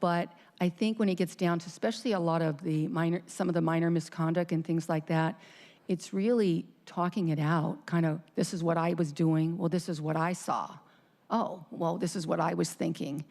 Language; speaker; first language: English; native; English